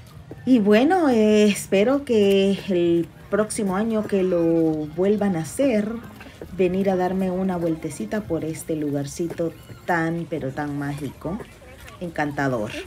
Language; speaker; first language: Spanish; native; Spanish